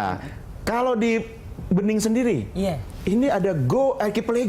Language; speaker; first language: Indonesian; native; Indonesian